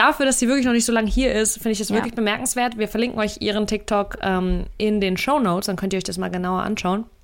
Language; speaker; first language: German; early bilingual, other home language; Russian